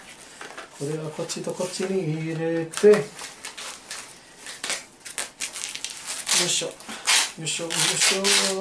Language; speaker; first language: Japanese; non-native, learner; English